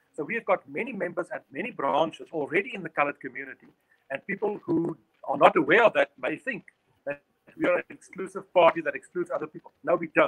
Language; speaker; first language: English; non-native, local second language; Afrikaans